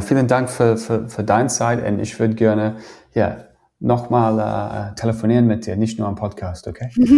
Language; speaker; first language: German; non-native, fluent; English